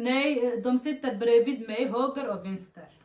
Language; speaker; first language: Swedish; non-native, local second language; Somali